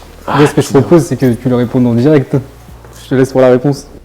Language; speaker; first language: French; native; French